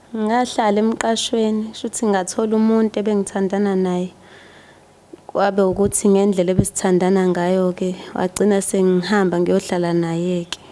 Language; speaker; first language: Zulu; native; Zulu